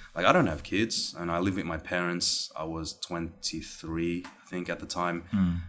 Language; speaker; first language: English; native; English